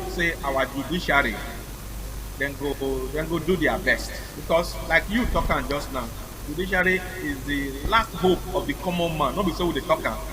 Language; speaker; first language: Nigerian Pidgin; non-native, local second language; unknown